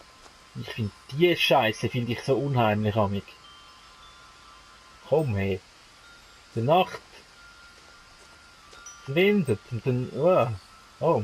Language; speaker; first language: German; native; German